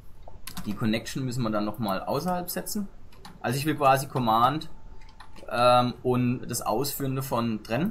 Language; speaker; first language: German; native; German